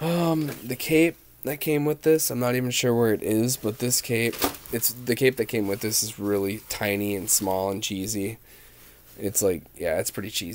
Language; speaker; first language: English; native; English